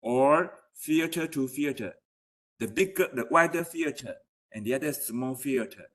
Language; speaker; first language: English; non-native, fluent; Chinese